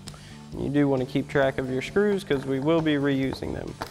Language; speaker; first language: English; native; English